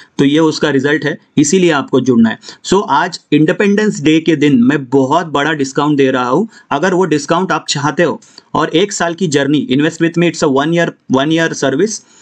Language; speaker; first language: Hindi; non-native, local second language; Marathi